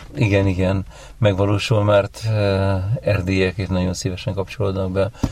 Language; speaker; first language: Hungarian; native; Hungarian